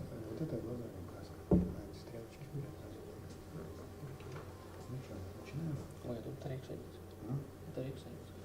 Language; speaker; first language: Russian; native; Russian